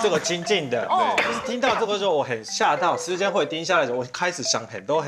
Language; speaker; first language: Chinese; non-native, learner; Japanese